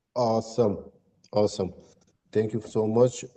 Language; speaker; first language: English; non-native, fluent; Bulgarian